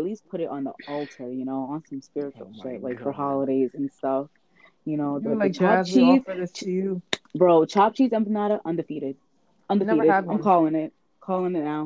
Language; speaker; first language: English; native; English